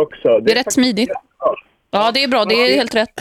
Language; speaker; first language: Swedish; native; Swedish